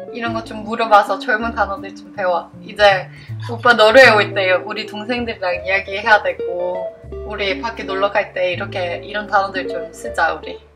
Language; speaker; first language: Korean; non-native, fluent; Norwegian